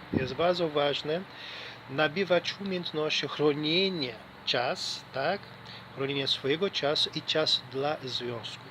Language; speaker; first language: Polish; non-native, learner; Portuguese